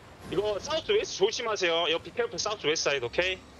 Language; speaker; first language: English; non-native, learner; Korean